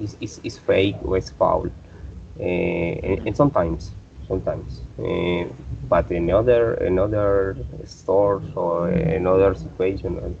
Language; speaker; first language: English; non-native, learner; Spanish